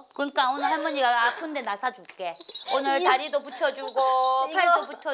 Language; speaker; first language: Korean; native; Korean